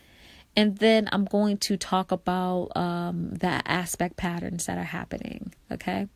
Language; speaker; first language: English; native; English